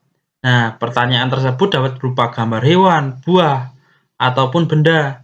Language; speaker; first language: Indonesian; native; Indonesian